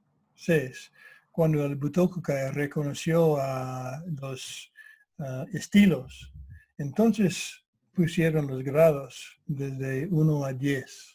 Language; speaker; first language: Spanish; non-native, fluent; English